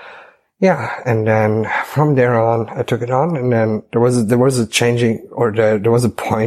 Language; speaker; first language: English; non-native, fluent; German